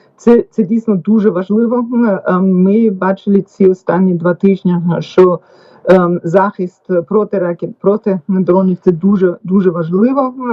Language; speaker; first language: Ukrainian; non-native, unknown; German